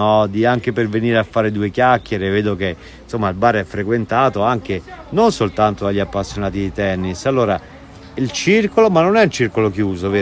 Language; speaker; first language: Italian; native; Italian